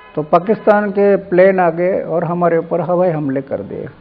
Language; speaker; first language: Hindi; non-native, local second language; Marathi